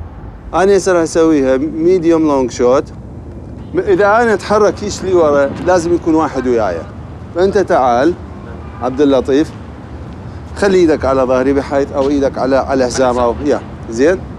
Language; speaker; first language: Arabic; native; Arabic